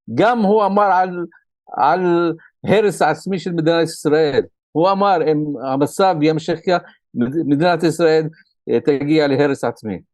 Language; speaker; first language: Hebrew; non-native, local second language; Arabic